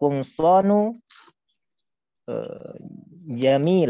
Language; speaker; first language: Arabic; non-native, learner; Indonesian